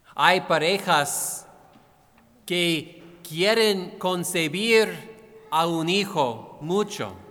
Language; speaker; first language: Spanish; non-native, fluent; English